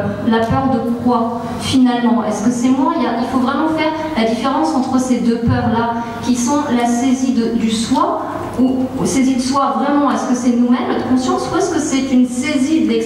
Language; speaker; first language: French; native; French